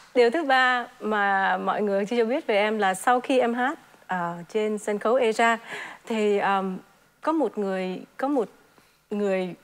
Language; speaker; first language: Vietnamese; early bilingual, heritage; Vietnamese